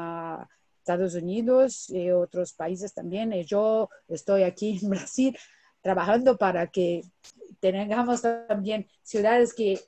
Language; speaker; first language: Spanish; non-native, fluent; Portuguese